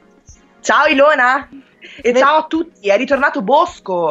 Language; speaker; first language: Italian; native; Italian